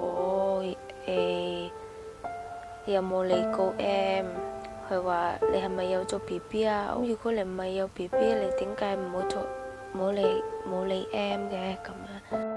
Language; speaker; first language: Cantonese; non-native, fluent; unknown